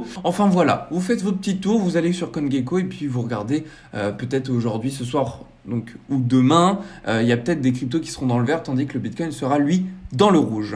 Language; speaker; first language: French; native; French